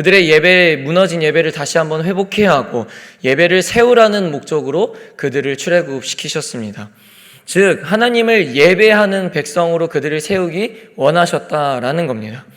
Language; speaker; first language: Korean; native; Korean